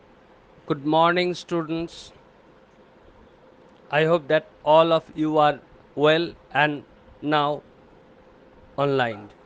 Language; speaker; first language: English; non-native, local second language; Bangla